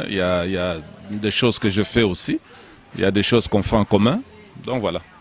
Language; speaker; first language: French; non-native, local second language; Lingala